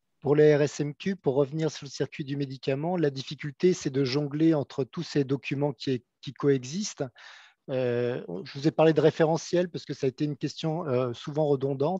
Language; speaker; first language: French; native; French